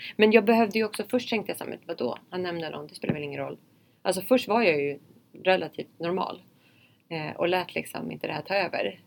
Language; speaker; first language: Swedish; early bilingual, other home language; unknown